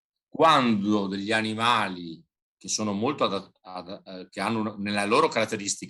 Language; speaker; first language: Italian; native; Italian